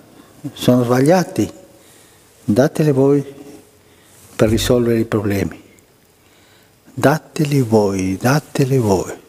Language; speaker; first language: Italian; non-native, fluent; Spanish